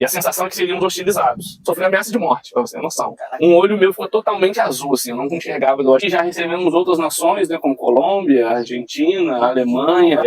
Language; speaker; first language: Portuguese; native; Portuguese